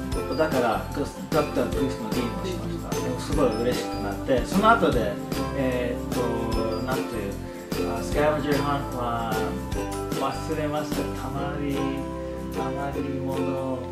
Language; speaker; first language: Japanese; non-native, fluent; English